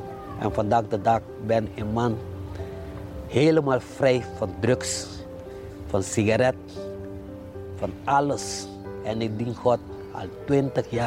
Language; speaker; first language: Dutch; non-native, local second language; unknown